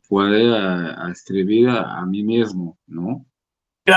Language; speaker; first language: Spanish; non-native, learner; Portuguese